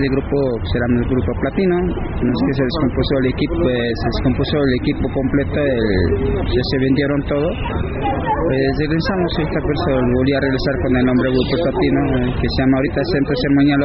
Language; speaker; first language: Spanish; non-native, local second language; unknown